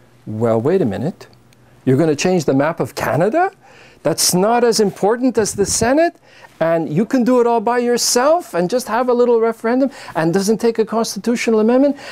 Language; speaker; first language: English; native; English